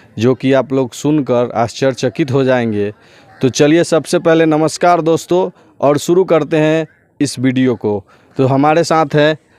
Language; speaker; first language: Hindi; native; Hindi